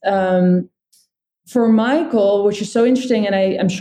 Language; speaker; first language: English; non-native, fluent; Dutch